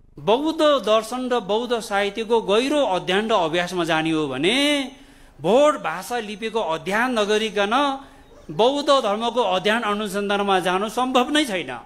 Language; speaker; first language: Nepali; non-native, local second language; Gurung